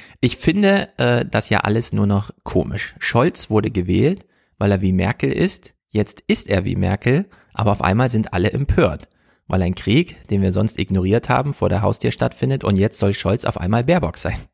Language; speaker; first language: German; native; German